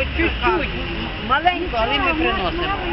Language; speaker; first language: Russian; non-native, local second language; Ukrainian